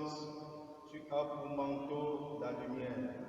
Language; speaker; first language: French; native; French